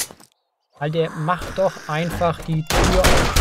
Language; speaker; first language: German; native; German